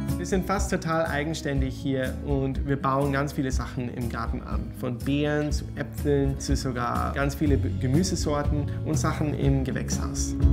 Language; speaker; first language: German; early bilingual, heritage; German